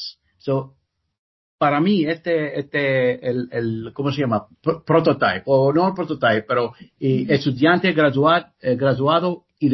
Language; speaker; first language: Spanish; non-native, learner; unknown